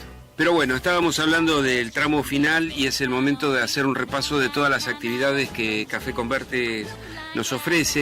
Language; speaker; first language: Spanish; native; Spanish